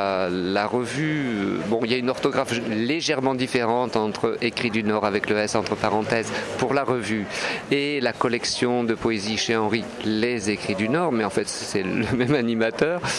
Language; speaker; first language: French; native; French